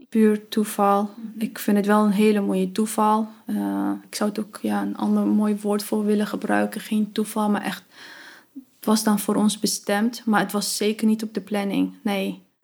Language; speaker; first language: Dutch; early bilingual, other home language; Arabic